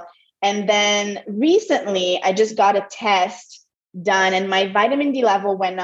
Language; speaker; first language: English; non-native, fluent; French